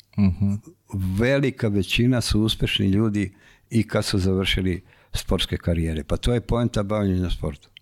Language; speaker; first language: Serbian; native; Serbian